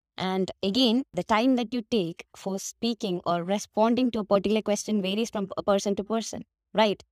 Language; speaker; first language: English; non-native, local second language; Malayalam